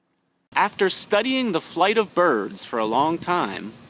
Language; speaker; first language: English; native; English